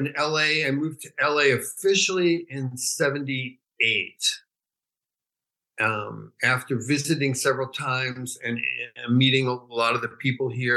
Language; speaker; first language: English; native; English